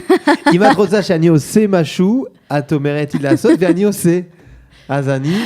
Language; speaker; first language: Hebrew; non-native, learner; French